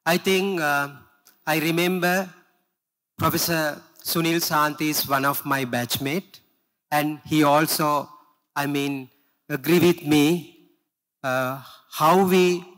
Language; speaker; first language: English; non-native, local second language; Sinhala